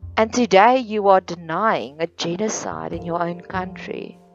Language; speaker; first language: English; non-native, local second language; Afrikaans